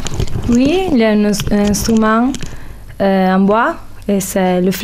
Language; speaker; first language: French; non-native, local second language; Italian